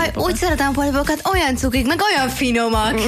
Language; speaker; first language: Hungarian; native; Hungarian